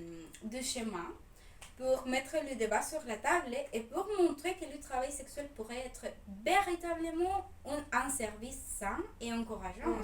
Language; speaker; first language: French; non-native, fluent; Spanish